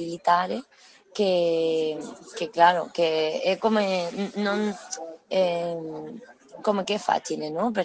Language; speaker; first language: Italian; non-native, learner; Spanish